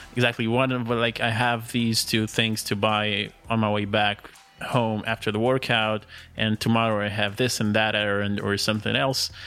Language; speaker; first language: English; early bilingual, other home language; Russian